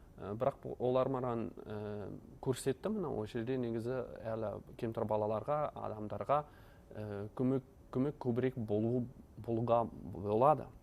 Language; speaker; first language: Kazakh; non-native, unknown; Dutch